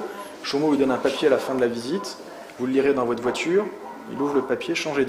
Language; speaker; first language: French; native; French